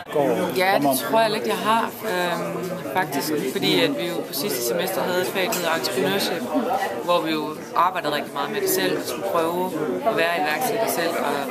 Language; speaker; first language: Danish; native; Danish